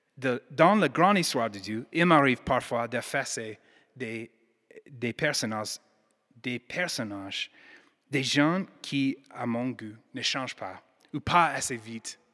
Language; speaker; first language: French; non-native, fluent; English